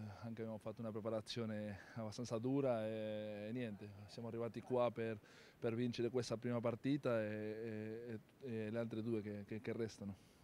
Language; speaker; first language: Italian; non-native, fluent; Spanish